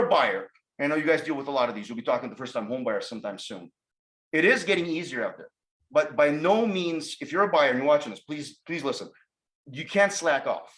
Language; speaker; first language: English; native; English